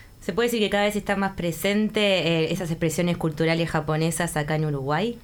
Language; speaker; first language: Spanish; native; Spanish